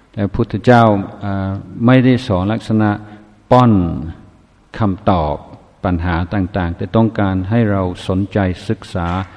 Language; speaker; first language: Thai; non-native, fluent; English